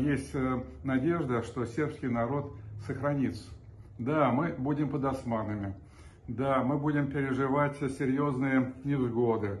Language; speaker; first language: Russian; native; Russian